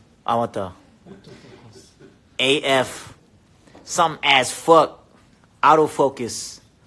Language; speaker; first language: English; early bilingual, other home language; Korean